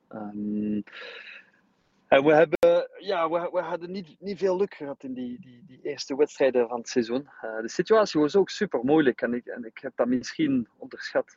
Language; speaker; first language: Dutch; non-native, fluent; English